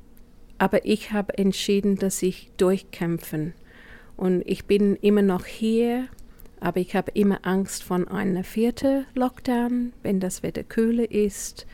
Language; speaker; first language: German; non-native, fluent; English